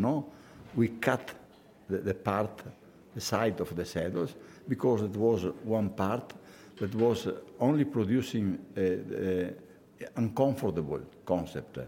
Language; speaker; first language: English; non-native, fluent; Italian